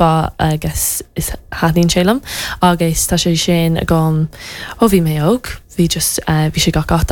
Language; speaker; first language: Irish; non-native, local second language; English